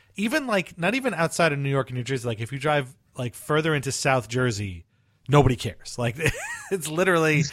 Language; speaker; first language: English; early bilingual, other home language; Italian